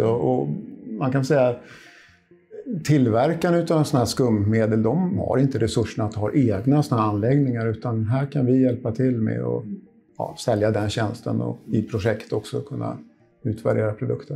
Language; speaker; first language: Swedish; native; Swedish